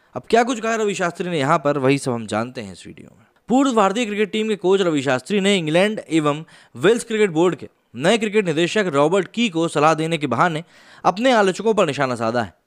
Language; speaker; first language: Hindi; native; Hindi